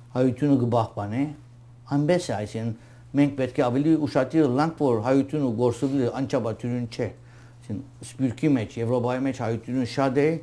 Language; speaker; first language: Armenian; early bilingual, heritage; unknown